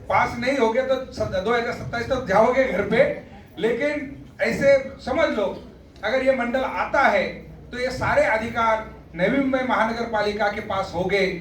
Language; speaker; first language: Hindi; non-native, local second language; Marathi